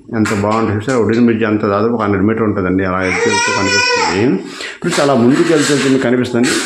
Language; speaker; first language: Telugu; non-native, local second language; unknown